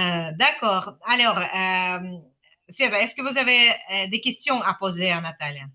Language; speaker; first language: French; non-native, fluent; Ukrainian